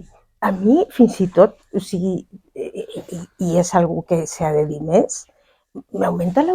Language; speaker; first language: Catalan; non-native, fluent; Spanish